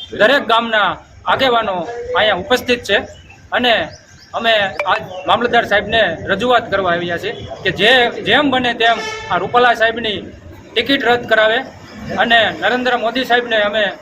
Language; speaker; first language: Gujarati; native; Gujarati